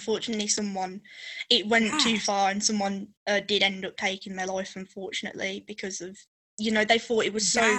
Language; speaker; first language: English; native; English